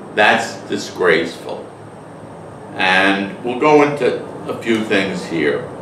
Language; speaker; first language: English; native; English